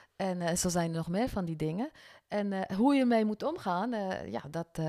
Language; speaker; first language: Dutch; non-native, fluent; French